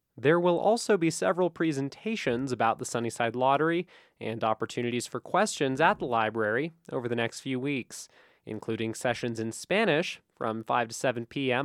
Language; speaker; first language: English; native; English